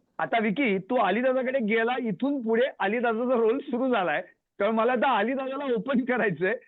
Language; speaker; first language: Marathi; native; Marathi